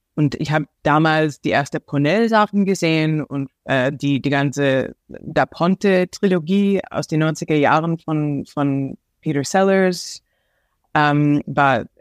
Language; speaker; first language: German; non-native, fluent; English